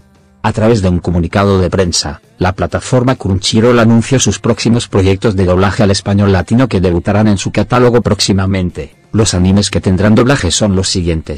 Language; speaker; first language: Spanish; native; Spanish